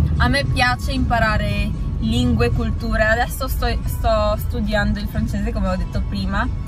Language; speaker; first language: Italian; early bilingual, heritage; Italian